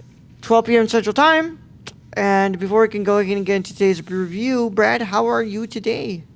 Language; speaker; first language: English; native; English